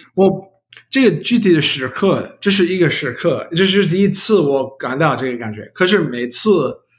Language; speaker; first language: Chinese; non-native, learner; English